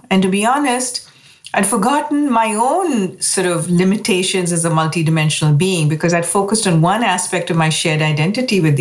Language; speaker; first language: English; non-native, local second language; Hindi